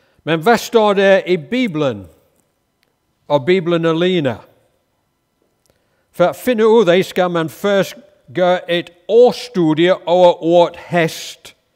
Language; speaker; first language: Danish; non-native, fluent; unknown